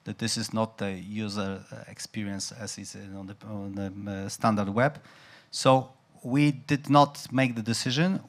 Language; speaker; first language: English; non-native, fluent; Polish